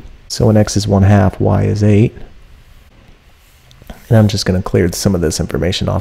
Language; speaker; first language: English; native; English